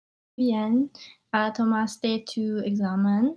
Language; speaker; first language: Spanish; non-native, learner; English